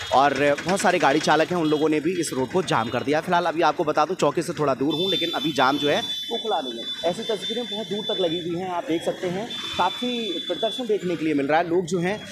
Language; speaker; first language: Hindi; native; Hindi